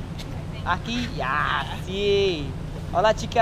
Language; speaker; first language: Spanish; non-native, learner; English